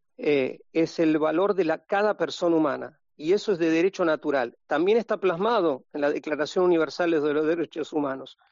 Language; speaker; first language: Spanish; native; Spanish